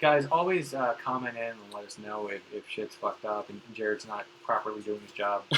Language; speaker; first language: English; native; English